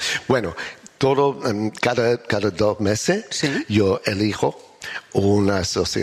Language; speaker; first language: Spanish; non-native, learner; English